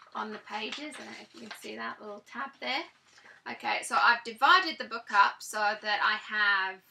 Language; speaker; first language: English; native; English